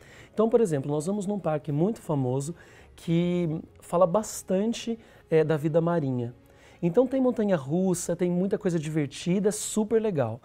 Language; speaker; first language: Portuguese; native; Portuguese